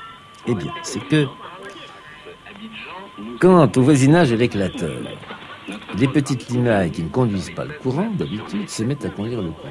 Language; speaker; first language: French; native; French